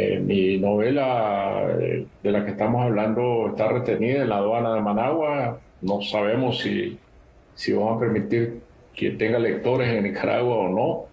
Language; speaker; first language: Spanish; native; Spanish